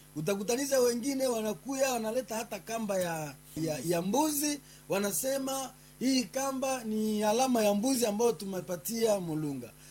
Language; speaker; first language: Swahili; non-native, local second language; Nande